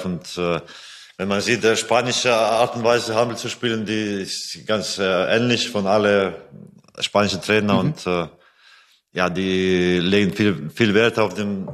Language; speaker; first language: German; non-native, fluent; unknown